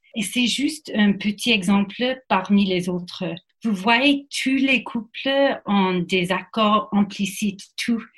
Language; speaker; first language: French; non-native, fluent; English